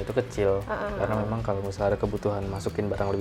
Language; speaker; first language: Indonesian; native; Indonesian